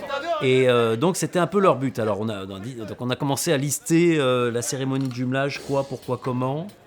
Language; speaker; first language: French; native; French